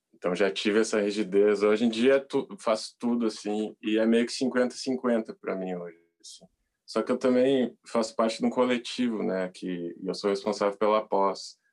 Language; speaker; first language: Portuguese; native; Portuguese